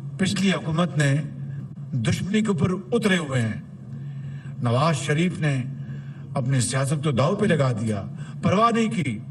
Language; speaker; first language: Urdu; non-native, local second language; Punjabi